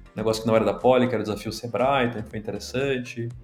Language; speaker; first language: Portuguese; native; Portuguese